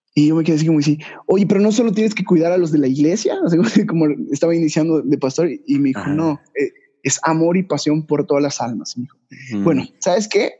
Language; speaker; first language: Spanish; native; Spanish